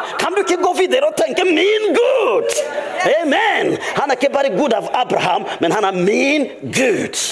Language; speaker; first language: Norwegian; non-native, fluent; Rundi